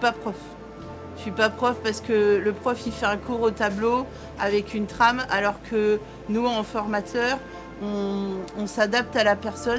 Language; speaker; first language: French; native; French